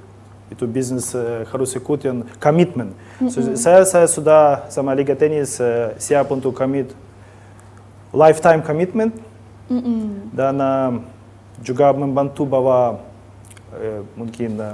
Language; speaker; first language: Indonesian; non-native, learner; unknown